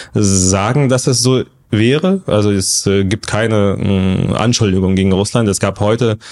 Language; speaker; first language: German; non-native, fluent; Russian